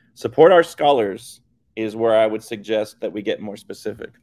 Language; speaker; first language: English; native; English